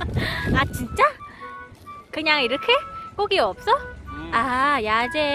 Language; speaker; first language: Korean; non-native, learner; Vietnamese